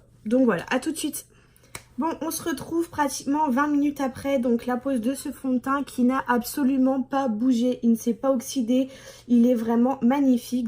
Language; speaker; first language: French; native; French